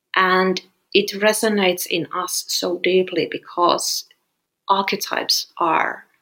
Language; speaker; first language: English; non-native, fluent; Finnish